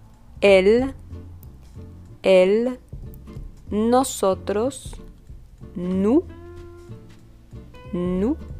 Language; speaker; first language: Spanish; non-native, fluent; French